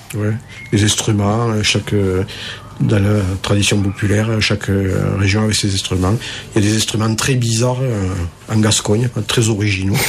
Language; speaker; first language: French; native; French